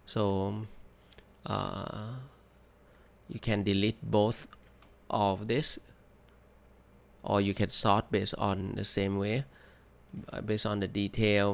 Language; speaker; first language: English; non-native, fluent; Thai